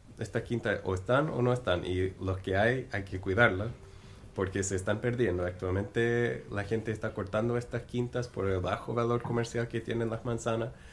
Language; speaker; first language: Spanish; non-native, fluent; English